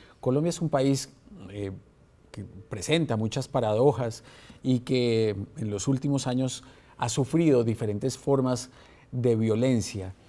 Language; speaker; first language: Spanish; native; Spanish